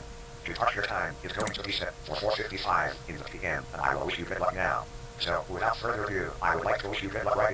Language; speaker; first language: English; native; English